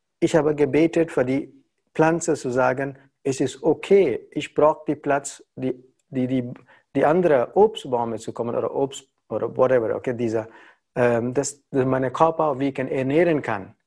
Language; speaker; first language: German; non-native, learner; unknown